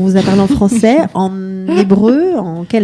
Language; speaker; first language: French; native; French